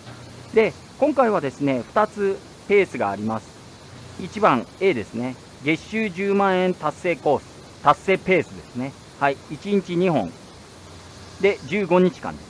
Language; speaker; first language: Japanese; native; Japanese